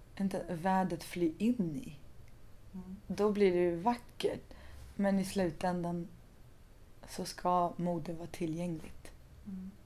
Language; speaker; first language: Swedish; early bilingual, other home language; Persian